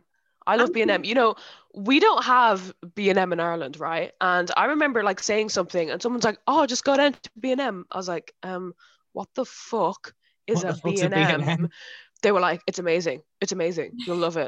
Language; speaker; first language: English; native; English